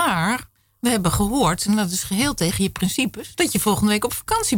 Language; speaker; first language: Dutch; native; Dutch